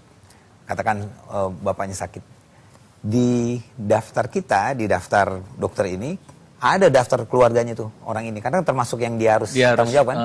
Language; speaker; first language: Indonesian; native; Indonesian